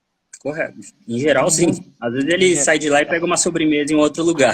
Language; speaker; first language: Portuguese; native; Portuguese